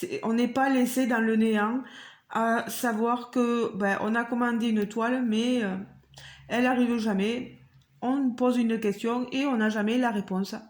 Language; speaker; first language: French; native; French